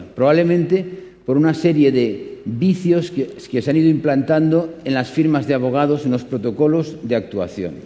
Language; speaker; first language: Spanish; native; Spanish